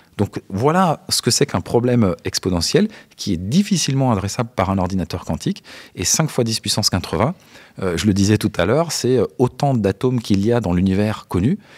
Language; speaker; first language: French; native; French